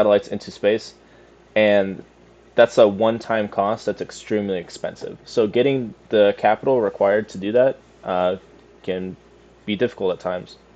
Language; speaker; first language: English; native; English